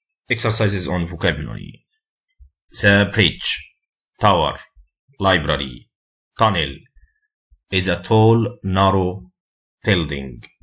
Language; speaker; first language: English; non-native, fluent; Arabic